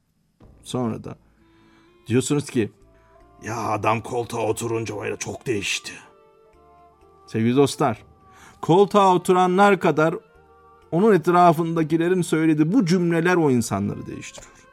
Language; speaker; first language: Turkish; native; Turkish